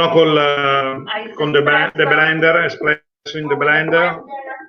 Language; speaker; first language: English; non-native, learner; Italian